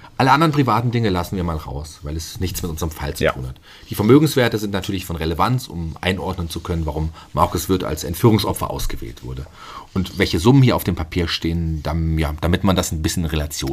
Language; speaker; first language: German; native; German